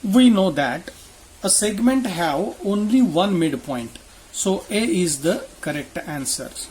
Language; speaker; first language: English; non-native, local second language; Marathi